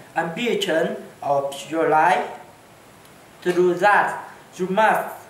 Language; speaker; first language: English; non-native, learner; Chinese